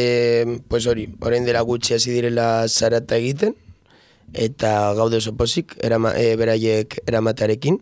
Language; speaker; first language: Basque; non-native, local second language; Spanish